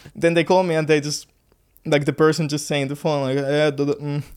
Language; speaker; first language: English; non-native, fluent; Finnish